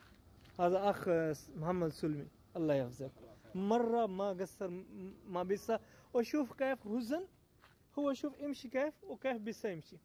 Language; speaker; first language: Arabic; non-native, learner; Urdu